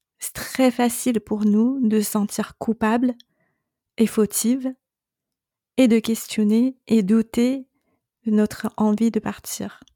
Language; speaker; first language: French; non-native, fluent; Chinese